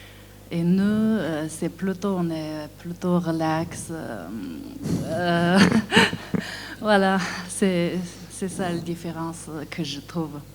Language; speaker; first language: French; non-native, learner; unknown